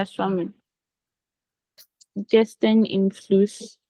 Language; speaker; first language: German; non-native, learner; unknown